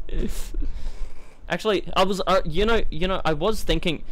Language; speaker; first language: English; native; English